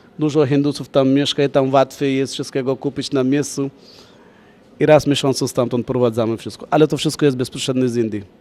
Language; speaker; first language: Polish; non-native, fluent; Punjabi